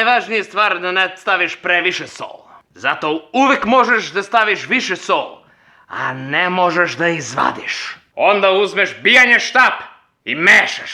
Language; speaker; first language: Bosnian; non-native, learner; English